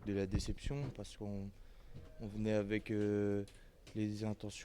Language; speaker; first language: French; native; French